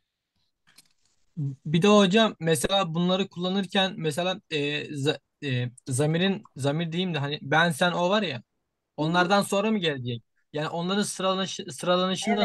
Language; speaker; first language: Turkish; native; Turkish